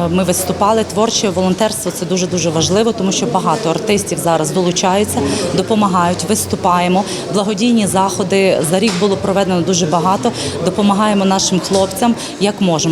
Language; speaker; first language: Ukrainian; native; Ukrainian